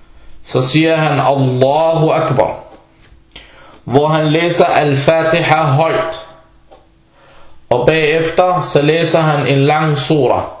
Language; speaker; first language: Danish; early bilingual, other home language; Arabic